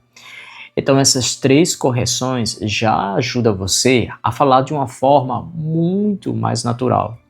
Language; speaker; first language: Portuguese; non-native, fluent; Spanish